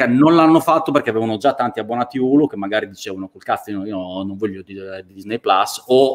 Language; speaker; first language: Italian; native; Italian